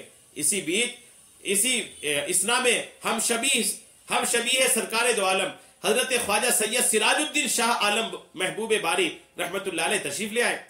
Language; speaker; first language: Urdu; native; Urdu